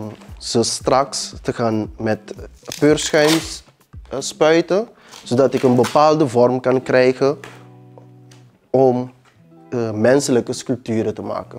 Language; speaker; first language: Dutch; early bilingual, other home language; Papiamento